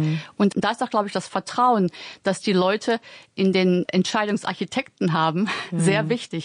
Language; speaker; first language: German; native; German